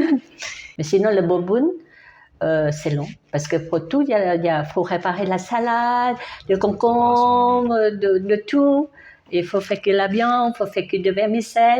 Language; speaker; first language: French; non-native, learner; Vietnamese